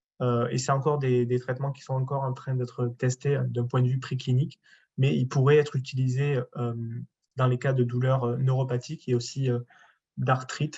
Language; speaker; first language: French; native; French